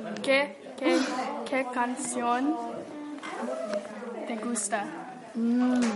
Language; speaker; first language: Spanish; non-native, learner; English